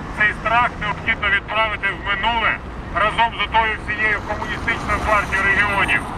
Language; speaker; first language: Ukrainian; native; Ukrainian